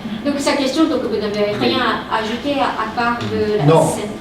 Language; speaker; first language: French; non-native, fluent; Japanese